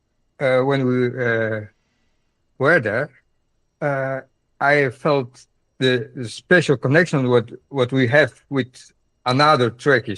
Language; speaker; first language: English; non-native, learner; Dutch